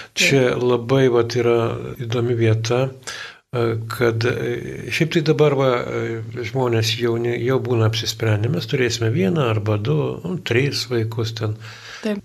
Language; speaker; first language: Lithuanian; native; Lithuanian